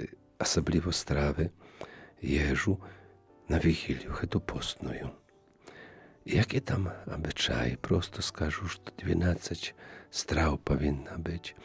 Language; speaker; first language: Belarusian; native; Belarusian